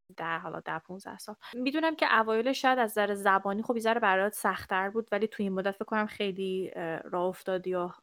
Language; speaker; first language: Persian; native; Persian